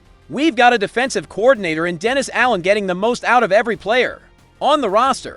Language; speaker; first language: English; native; English